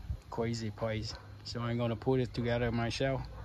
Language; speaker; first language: English; non-native, learner; Vietnamese